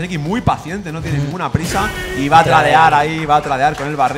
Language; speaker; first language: Spanish; native; Spanish